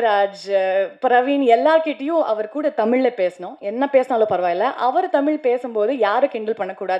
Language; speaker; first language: Tamil; non-native, learner; Kannada